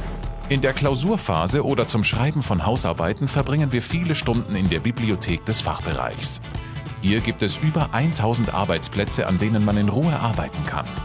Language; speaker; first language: German; native; German